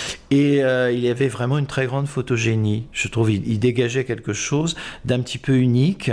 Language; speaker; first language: French; native; French